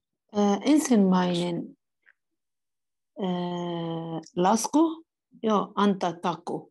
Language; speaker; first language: Finnish; non-native, learner; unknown